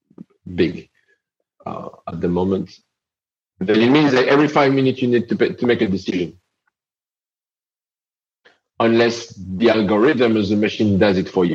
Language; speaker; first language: English; non-native, fluent; French